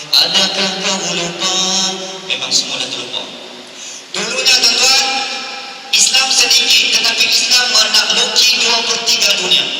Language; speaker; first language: Malay; native; Malay